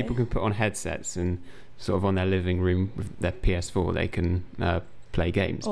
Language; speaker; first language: English; native; English